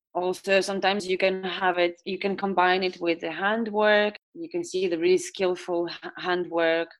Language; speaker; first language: English; non-native, fluent; Estonian